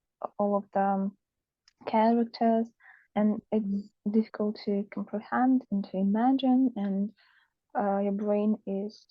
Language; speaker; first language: English; non-native, learner; Russian